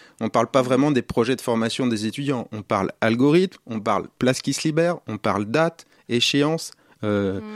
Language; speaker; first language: French; native; French